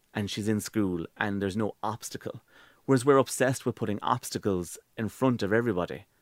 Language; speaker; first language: English; native; English